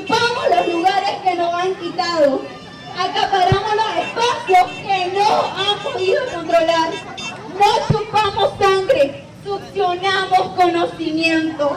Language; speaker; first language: Spanish; native; Spanish